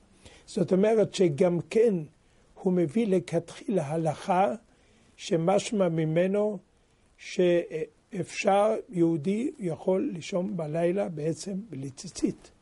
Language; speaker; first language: Hebrew; non-native, fluent; French